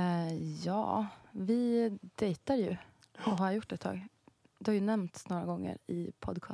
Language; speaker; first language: Swedish; native; Swedish